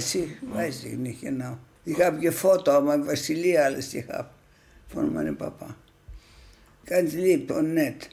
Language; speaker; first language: German; non-native, learner; Greek